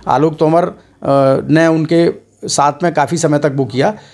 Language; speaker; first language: Hindi; native; Hindi